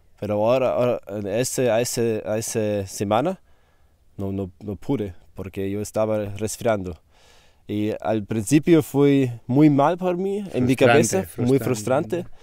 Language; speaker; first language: Spanish; non-native, learner; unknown